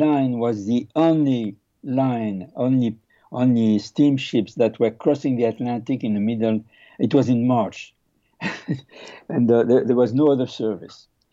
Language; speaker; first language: English; non-native, fluent; French